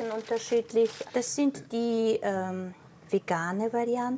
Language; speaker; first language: German; non-native, fluent; Mongolian